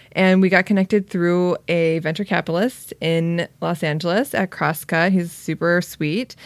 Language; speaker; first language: English; native; English